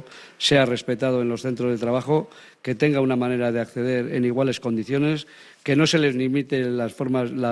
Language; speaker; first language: Spanish; native; Spanish